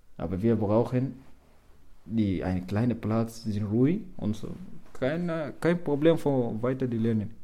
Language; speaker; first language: German; non-native, learner; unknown